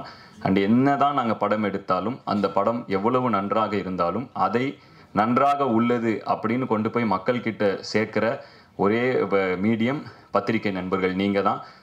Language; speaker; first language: Tamil; native; Tamil